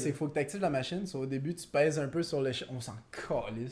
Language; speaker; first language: French; native; French